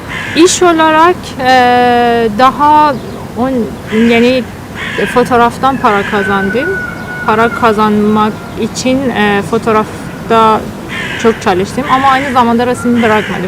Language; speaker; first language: Turkish; non-native, learner; Persian